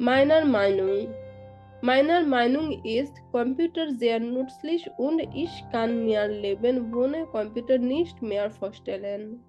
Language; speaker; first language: German; non-native, learner; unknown